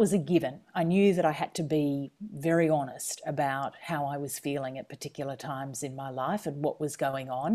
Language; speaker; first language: English; native; English